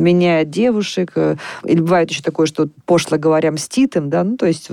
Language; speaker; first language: Russian; native; Russian